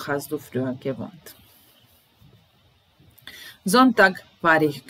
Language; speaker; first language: German; non-native, fluent; Serbian